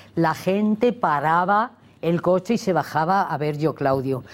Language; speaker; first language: Spanish; native; Spanish